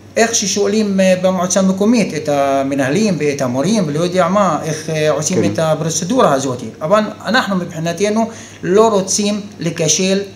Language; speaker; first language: Hebrew; non-native, local second language; Arabic